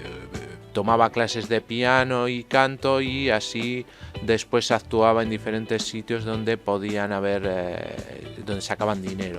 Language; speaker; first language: Spanish; native; Spanish